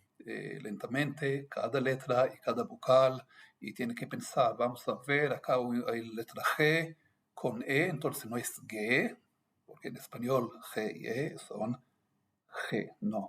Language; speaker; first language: Spanish; non-native, fluent; Hebrew